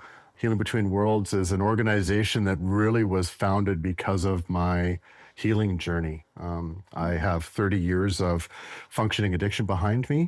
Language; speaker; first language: English; native; English